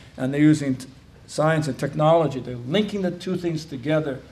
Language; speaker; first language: English; native; English